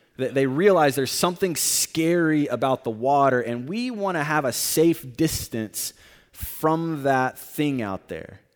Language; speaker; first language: English; native; English